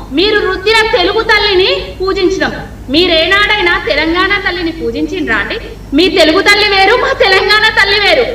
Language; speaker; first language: Telugu; native; Telugu